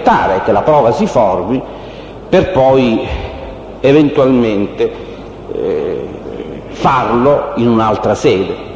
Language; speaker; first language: Italian; native; Italian